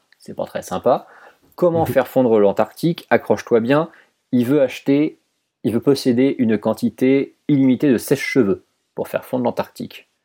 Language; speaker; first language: French; native; French